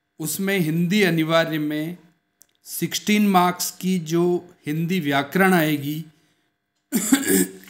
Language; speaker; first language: Hindi; native; Hindi